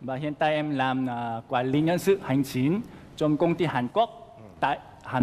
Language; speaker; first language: Vietnamese; non-native, fluent; Korean